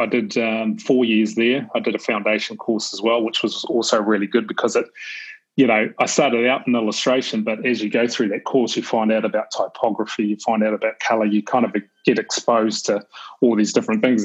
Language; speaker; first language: English; native; English